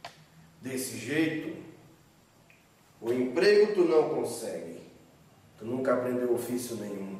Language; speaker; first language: Portuguese; native; Portuguese